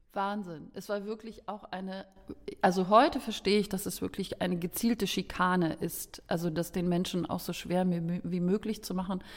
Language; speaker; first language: German; early bilingual, other home language; Lithuanian